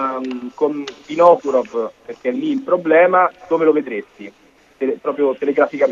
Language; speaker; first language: Italian; native; Italian